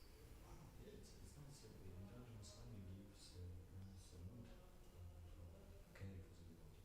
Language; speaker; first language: English; non-native, learner; Russian